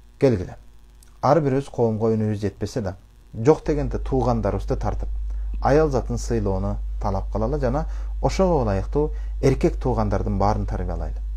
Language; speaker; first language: Kyrgyz; early bilingual, heritage; Kyrgyz